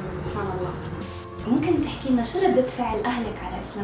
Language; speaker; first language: Arabic; native; Arabic